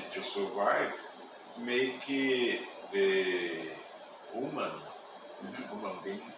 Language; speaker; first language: English; non-native, learner; Portuguese